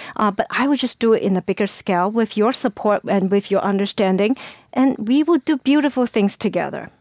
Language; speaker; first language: English; non-native, fluent; Chinese